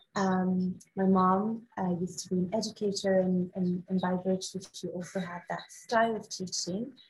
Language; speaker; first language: English; non-native, fluent; Arabic